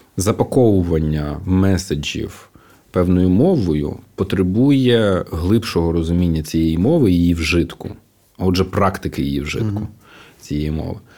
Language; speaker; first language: Ukrainian; non-native, local second language; Russian